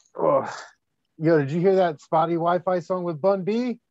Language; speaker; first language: English; native; English